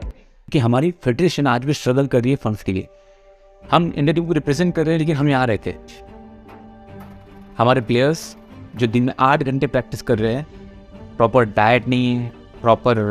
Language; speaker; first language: Hindi; native; Hindi